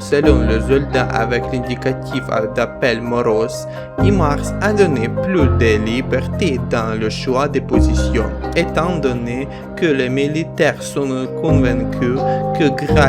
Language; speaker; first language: French; non-native, fluent; Ukrainian